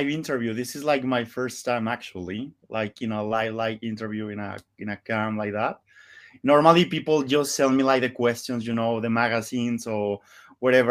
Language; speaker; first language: English; non-native, learner; Spanish